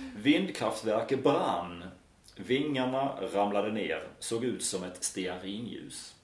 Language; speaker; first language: Swedish; native; Swedish